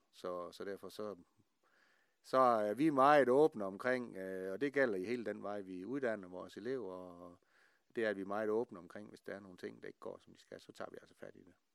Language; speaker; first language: Danish; native; Danish